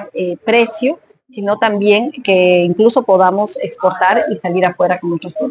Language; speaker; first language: Spanish; native; Spanish